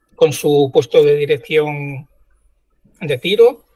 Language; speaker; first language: Spanish; native; Spanish